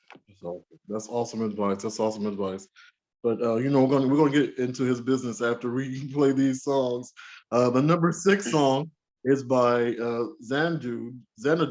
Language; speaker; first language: English; native; English